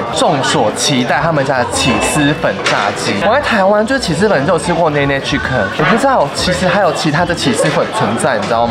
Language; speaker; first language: Chinese; native; Chinese